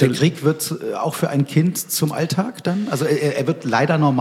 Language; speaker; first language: German; native; German